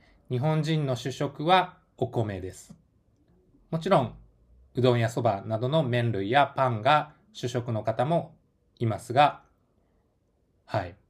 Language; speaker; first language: Japanese; native; Japanese